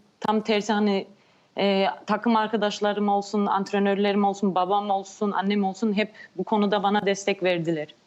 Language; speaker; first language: Turkish; early bilingual, heritage; Turkish